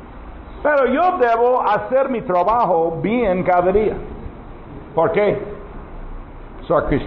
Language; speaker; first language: Spanish; non-native, learner; English